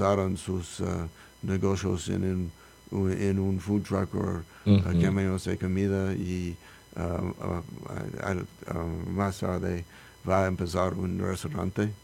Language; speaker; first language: Spanish; non-native, learner; English